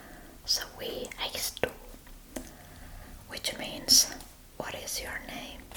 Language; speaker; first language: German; non-native, fluent; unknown